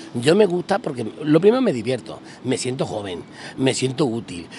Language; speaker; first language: Spanish; native; Spanish